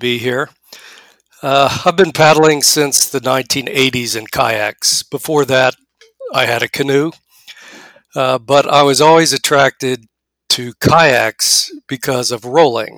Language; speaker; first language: English; native; English